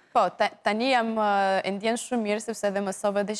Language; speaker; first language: Albanian; non-native, learner; Russian